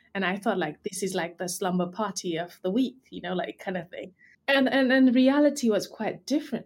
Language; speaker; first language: English; non-native, local second language; Nepali